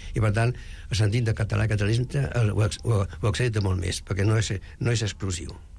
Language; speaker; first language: Catalan; non-native, local second language; Spanish